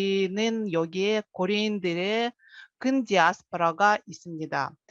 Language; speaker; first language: Korean; non-native, fluent; Russian